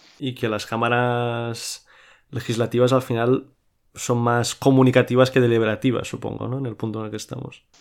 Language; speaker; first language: Spanish; non-native, local second language; Catalan